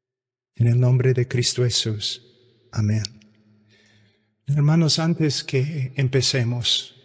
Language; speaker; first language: Spanish; non-native, fluent; English